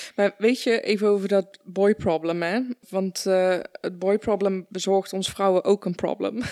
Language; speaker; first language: Dutch; early bilingual, other home language; Persian